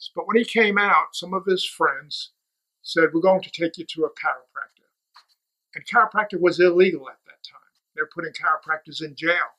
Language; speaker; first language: English; native; English